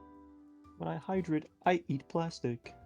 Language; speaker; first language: English; native; English